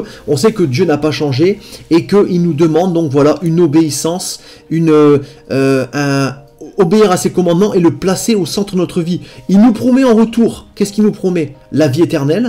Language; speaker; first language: French; native; French